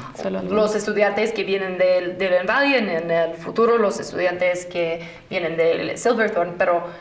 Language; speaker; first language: Spanish; non-native, fluent; English